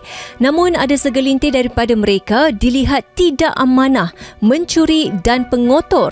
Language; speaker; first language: Malay; native; Malay